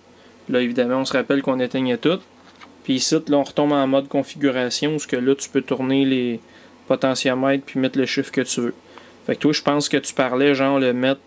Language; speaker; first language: French; native; French